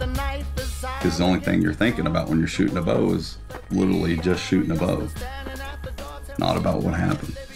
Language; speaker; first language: English; native; English